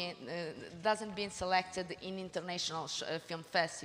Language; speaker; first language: English; non-native, learner; Italian